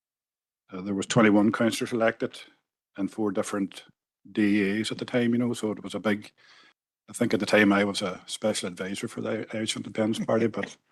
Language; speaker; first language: English; native; English